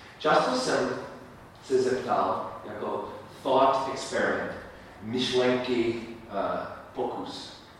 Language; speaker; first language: Czech; non-native, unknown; English